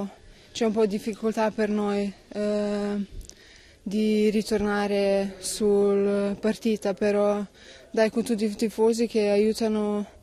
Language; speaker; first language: Italian; non-native, learner; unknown